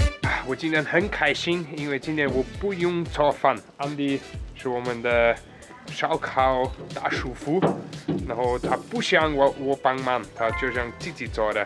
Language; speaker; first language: Chinese; non-native, fluent; German